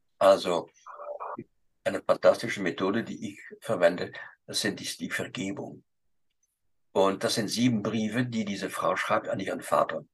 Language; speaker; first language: German; non-native, fluent; French